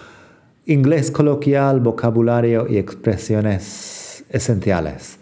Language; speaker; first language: Spanish; non-native, fluent; English